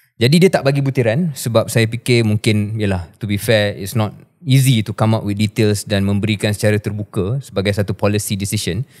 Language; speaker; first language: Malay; native; Malay